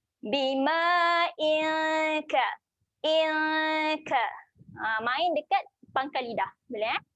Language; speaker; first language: Malay; native; Malay